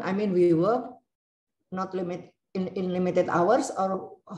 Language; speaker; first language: English; non-native, learner; Indonesian